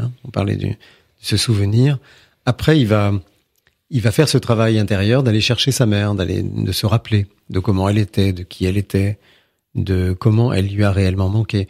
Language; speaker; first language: French; native; French